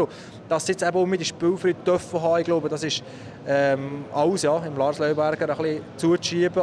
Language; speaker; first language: German; native; German